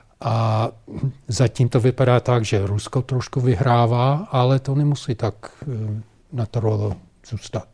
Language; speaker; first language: Czech; non-native, fluent; English